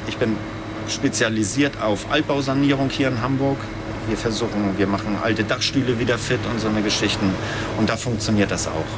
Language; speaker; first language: German; native; German